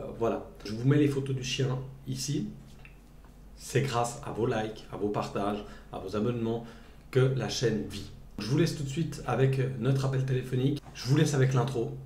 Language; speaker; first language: French; native; French